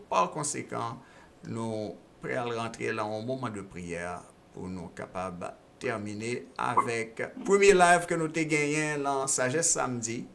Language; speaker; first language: French; non-native, local second language; Haitian Creole